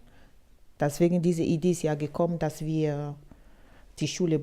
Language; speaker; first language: German; non-native, fluent; Ewe